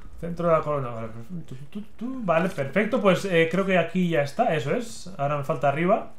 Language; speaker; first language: Spanish; native; Spanish